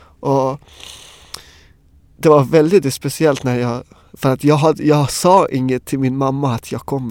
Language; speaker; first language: Swedish; non-native, fluent; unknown